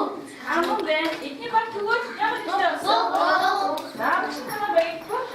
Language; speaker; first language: Mongolian; native; Mongolian